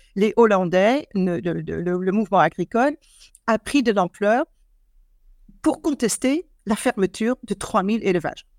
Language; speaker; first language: French; non-native, fluent; Dutch